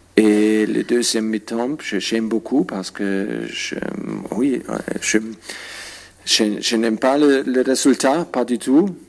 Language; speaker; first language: French; non-native, fluent; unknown